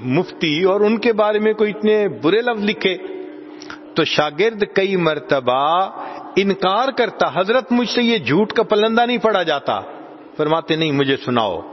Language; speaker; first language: Urdu; non-native, local second language; Punjabi